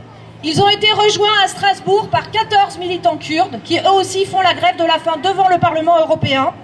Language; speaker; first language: French; native; French